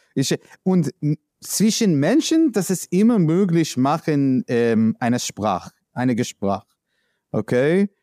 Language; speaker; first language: German; non-native, learner; English